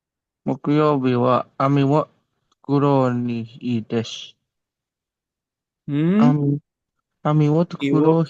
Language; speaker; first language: Japanese; non-native, learner; Indonesian